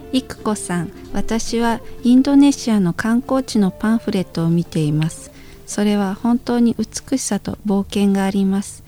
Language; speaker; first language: Japanese; non-native, fluent; Indonesian